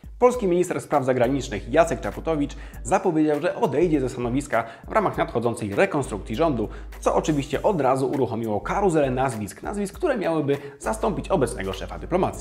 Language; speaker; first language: Polish; native; Polish